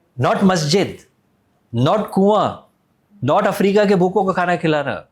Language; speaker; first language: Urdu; native; Urdu